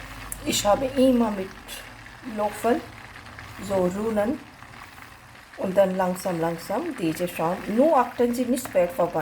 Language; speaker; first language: German; non-native, learner; Hindi